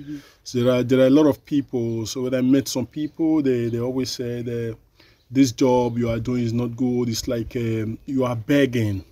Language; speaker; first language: English; non-native, learner; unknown